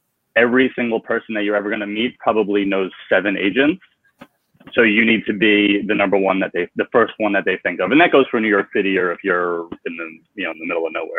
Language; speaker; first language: English; native; English